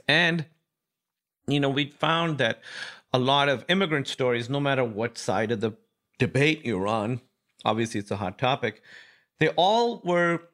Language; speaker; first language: English; non-native, local second language; Urdu